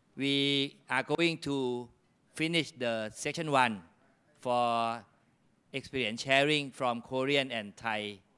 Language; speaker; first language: English; non-native, fluent; Thai